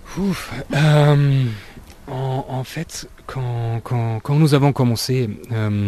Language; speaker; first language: French; non-native, learner; Czech